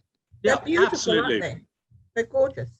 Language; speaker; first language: English; native; English